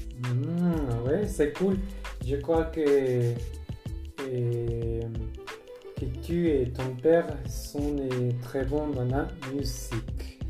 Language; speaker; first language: French; non-native, learner; Spanish